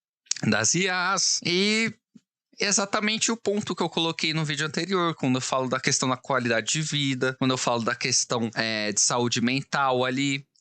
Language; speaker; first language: Portuguese; native; Portuguese